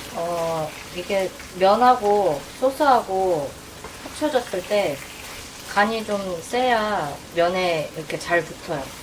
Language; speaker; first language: Korean; native; Korean